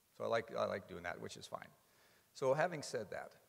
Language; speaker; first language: English; native; English